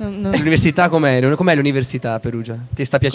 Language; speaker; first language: Italian; native; Italian